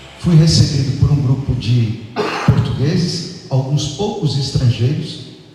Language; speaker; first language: Portuguese; native; Portuguese